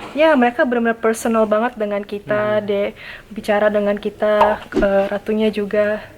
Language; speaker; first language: Indonesian; native; Indonesian